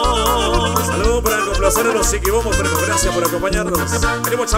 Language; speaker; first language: Spanish; native; Spanish